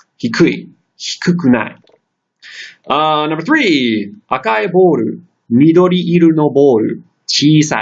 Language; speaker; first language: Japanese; non-native, fluent; English